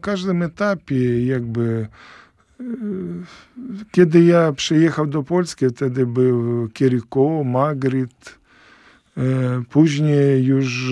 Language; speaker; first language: Polish; non-native, learner; Ukrainian